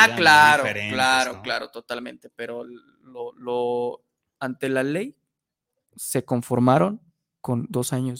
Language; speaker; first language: Spanish; native; Spanish